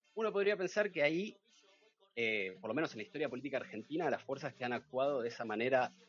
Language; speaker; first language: Spanish; native; Spanish